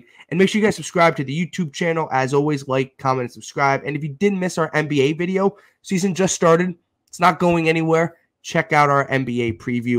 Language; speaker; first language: English; native; English